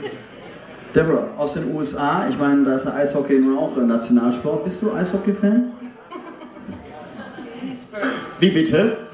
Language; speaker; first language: German; native; German